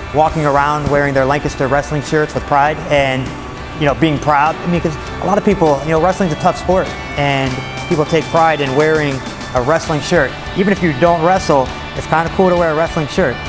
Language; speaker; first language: English; native; English